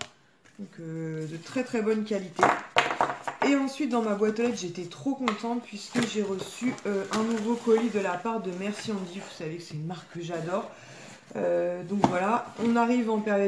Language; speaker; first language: French; native; French